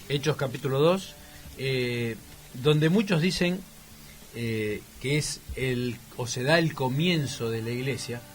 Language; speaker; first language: Spanish; native; Spanish